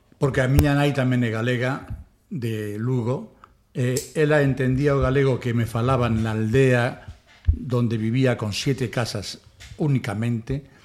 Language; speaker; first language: Galician; non-native, local second language; Spanish